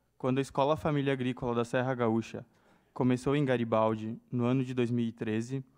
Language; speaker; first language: Portuguese; native; Portuguese